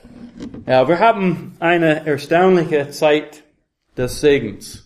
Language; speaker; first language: German; non-native, learner; English